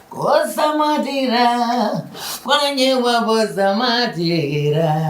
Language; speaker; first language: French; non-native, local second language; Mandingo